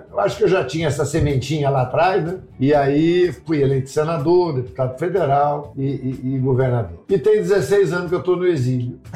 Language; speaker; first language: Portuguese; native; Portuguese